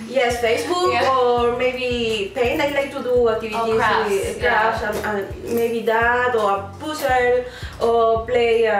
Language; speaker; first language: English; non-native, learner; Spanish